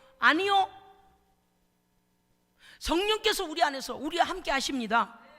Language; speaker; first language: Korean; native; Korean